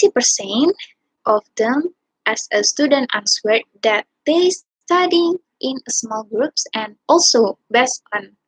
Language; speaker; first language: English; non-native, learner; Indonesian